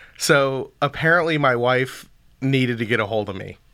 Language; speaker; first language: English; early bilingual, other home language; Filipino